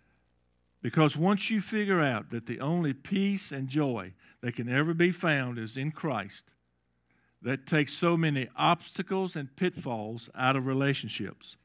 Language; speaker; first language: English; native; English